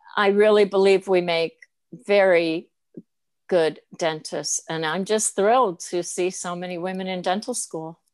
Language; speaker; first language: English; native; English